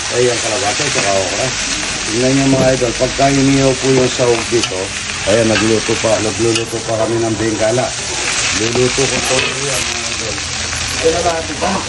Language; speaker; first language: Filipino; non-native, local second language; Pampanga